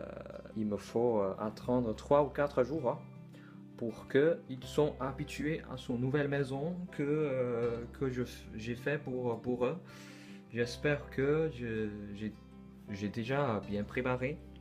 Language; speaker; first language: French; non-native, learner; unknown